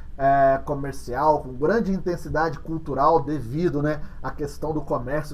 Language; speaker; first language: Portuguese; native; Portuguese